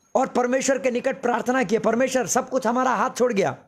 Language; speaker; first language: Hindi; non-native, local second language; Malayalam